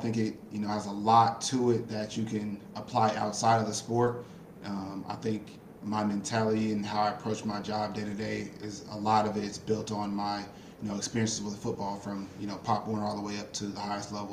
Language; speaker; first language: English; native; English